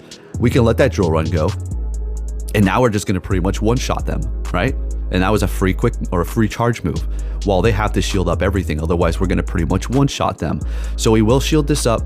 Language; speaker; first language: English; native; English